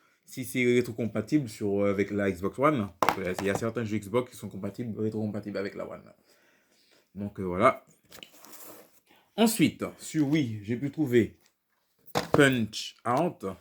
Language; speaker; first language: French; native; French